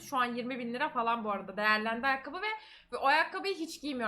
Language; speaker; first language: Turkish; native; Turkish